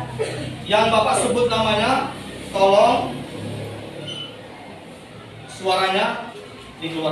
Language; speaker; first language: Indonesian; native; Indonesian